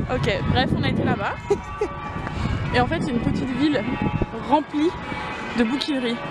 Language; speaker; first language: French; native; French